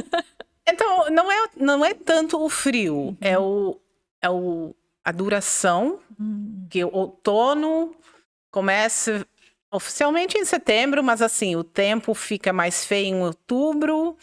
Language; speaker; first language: Portuguese; non-native, fluent; Dutch